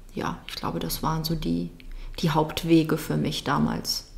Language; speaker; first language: German; early bilingual, other home language; Russian